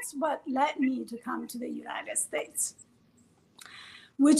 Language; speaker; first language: English; non-native, fluent; Persian